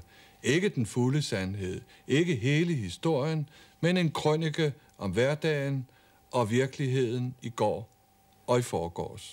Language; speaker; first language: Danish; native; Danish